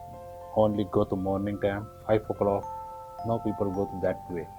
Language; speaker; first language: English; non-native, learner; Urdu